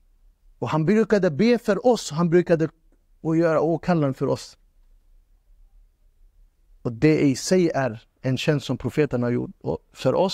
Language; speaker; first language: Swedish; non-native, fluent; Urdu